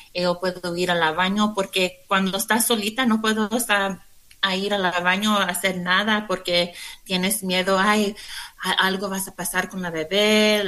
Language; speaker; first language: Spanish; non-native, learner; English